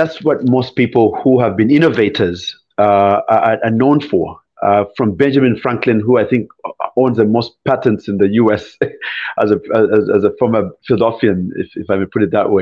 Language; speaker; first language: English; non-native, local second language; Ganda